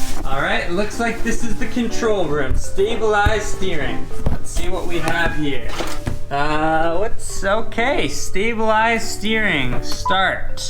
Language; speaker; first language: English; native; English